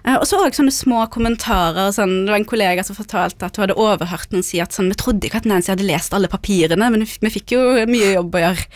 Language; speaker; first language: Norwegian; early bilingual, other home language; Arabic